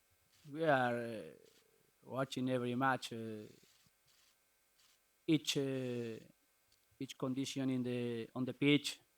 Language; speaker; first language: English; non-native, learner; Spanish